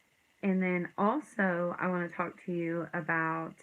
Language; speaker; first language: English; native; English